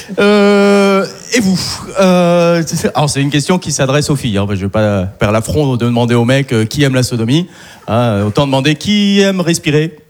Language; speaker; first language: French; early bilingual, other home language; Arabic